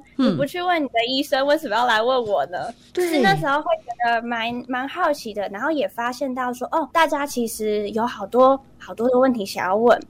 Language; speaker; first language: Chinese; native; Chinese